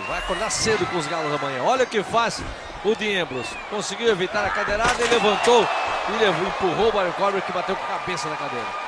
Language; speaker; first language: Portuguese; native; Portuguese